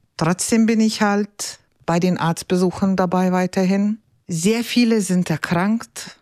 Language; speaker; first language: German; non-native, fluent; Russian